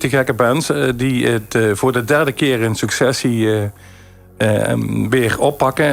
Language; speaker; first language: Dutch; native; Dutch